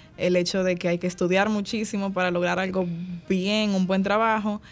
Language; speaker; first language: Spanish; native; Spanish